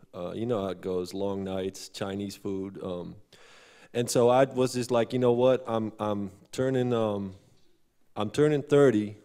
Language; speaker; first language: English; non-native, fluent; Dutch